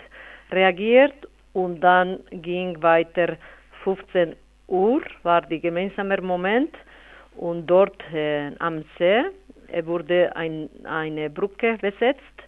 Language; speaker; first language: German; non-native, fluent; Spanish